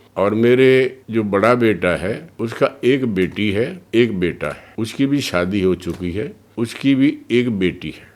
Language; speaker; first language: Hindi; early bilingual, other home language; Punjabi